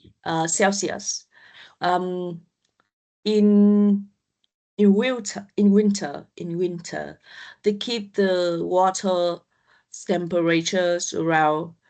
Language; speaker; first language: English; non-native, learner; Vietnamese